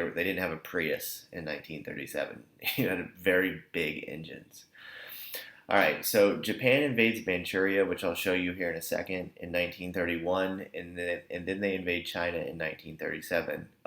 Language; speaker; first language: English; native; English